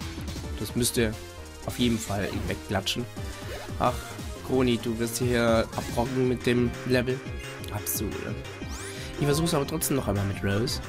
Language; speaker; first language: German; native; German